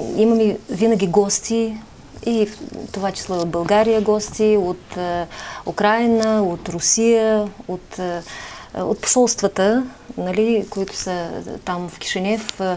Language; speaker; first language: Bulgarian; early bilingual, heritage; Bulgarian